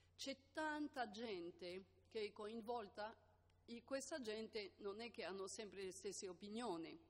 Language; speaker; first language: Italian; non-native, fluent; French